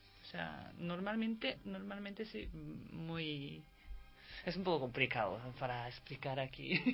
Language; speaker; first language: Spanish; non-native, fluent; Japanese